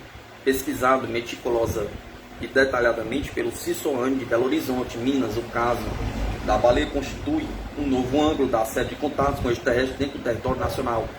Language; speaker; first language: Portuguese; native; Portuguese